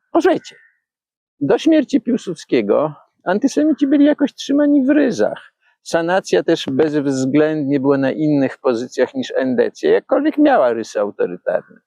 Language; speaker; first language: Polish; native; Polish